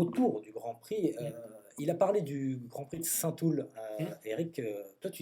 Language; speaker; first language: French; native; French